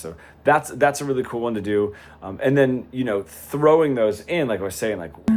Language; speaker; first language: English; native; English